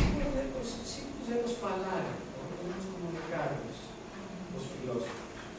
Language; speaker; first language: Portuguese; non-native, learner; Spanish